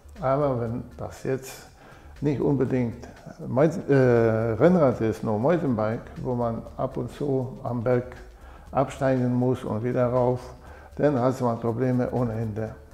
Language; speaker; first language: German; non-native, fluent; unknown